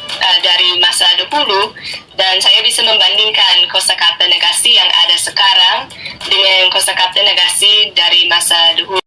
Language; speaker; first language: Indonesian; non-native, fluent; English